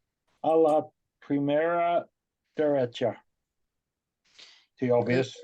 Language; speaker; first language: Spanish; non-native, learner; English